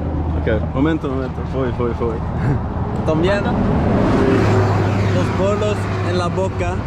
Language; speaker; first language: Spanish; non-native, learner; Dutch